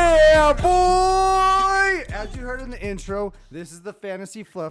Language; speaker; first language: English; native; English